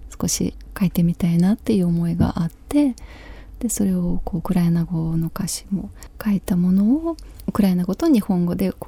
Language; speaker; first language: Japanese; non-native, fluent; Ukrainian